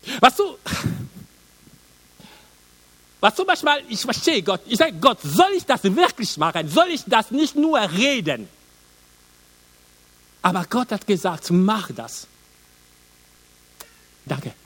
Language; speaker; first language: German; non-native, learner; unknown